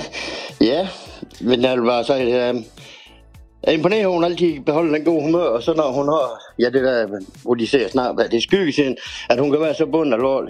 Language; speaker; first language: Danish; native; Danish